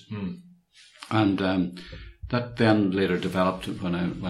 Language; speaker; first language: English; native; English